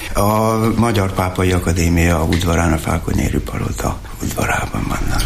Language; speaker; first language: Hungarian; native; Hungarian